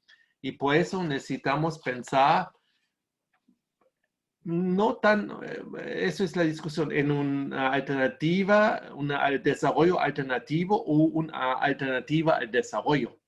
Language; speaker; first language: Spanish; non-native, fluent; German